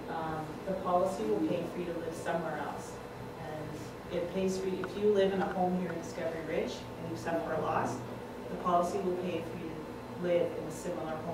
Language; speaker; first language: English; native; English